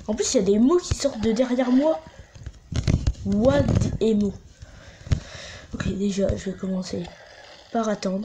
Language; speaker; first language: French; native; French